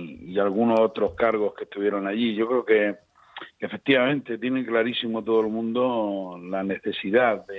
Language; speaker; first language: Spanish; native; Spanish